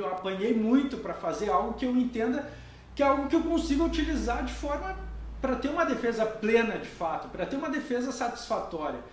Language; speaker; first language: Portuguese; native; Portuguese